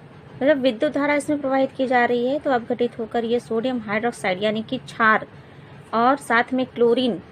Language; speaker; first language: Hindi; native; Hindi